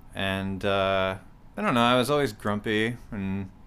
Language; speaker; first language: English; native; English